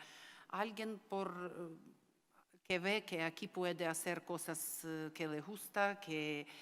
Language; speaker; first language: Spanish; non-native, learner; Ukrainian